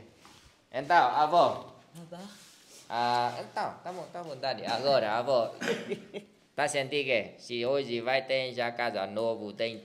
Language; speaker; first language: Portuguese; non-native, learner; Vietnamese